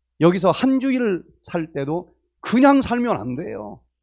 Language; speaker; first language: Korean; native; Korean